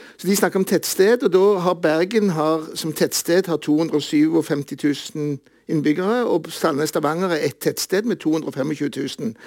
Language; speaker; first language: Norwegian; native; Norwegian